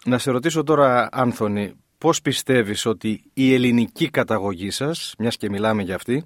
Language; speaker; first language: Greek; native; Greek